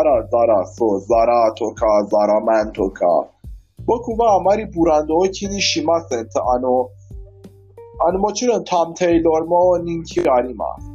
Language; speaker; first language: Japanese; non-native, learner; Persian